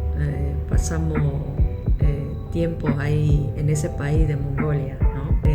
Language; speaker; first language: Spanish; non-native, local second language; Korean